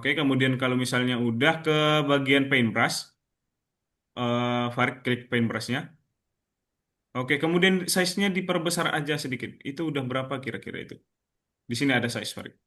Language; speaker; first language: Indonesian; native; Indonesian